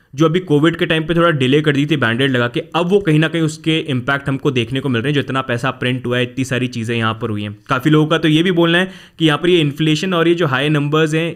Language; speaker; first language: Hindi; native; Hindi